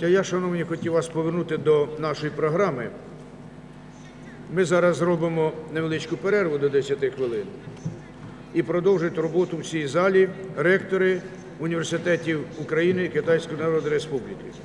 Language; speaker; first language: Ukrainian; native; Ukrainian